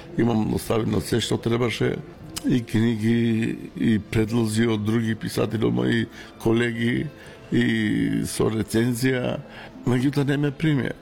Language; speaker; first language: Macedonian; non-native, local second language; Romany